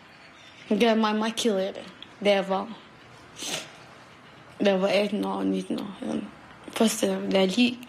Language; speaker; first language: Danish; non-native, learner; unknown